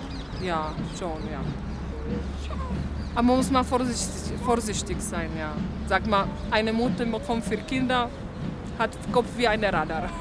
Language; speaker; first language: German; non-native, learner; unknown